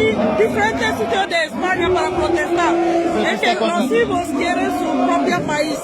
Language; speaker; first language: Spanish; non-native, learner; Igbo